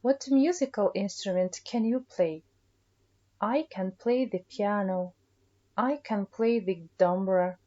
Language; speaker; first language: English; non-native, fluent; Kazakh